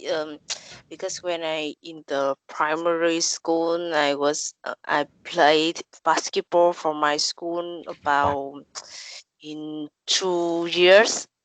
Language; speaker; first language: English; non-native, learner; Vietnamese